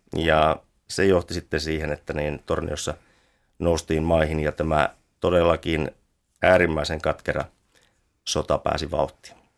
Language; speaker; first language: Finnish; native; Finnish